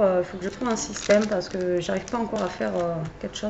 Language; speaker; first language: French; native; French